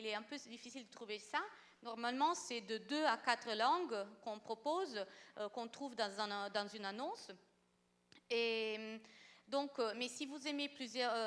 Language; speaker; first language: French; non-native, fluent; Italian